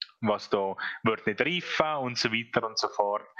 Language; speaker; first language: German; non-native, fluent; Italian